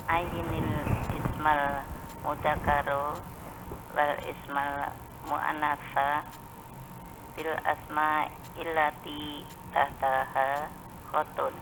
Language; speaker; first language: Arabic; non-native, learner; Indonesian